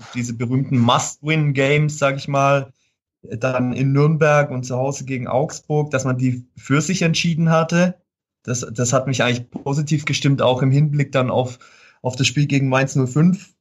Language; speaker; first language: German; native; German